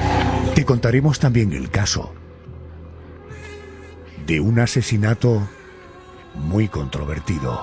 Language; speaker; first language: Spanish; native; Spanish